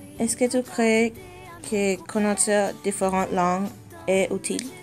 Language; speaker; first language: French; non-native, learner; English